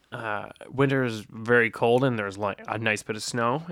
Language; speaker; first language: English; native; English